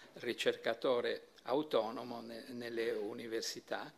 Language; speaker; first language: Italian; native; Italian